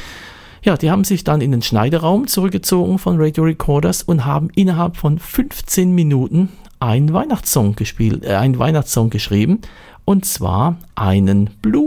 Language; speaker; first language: German; native; German